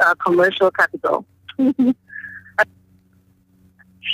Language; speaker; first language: English; non-native, local second language; Yoruba